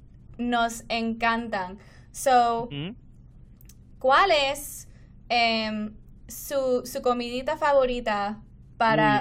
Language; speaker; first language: Spanish; non-native, fluent; English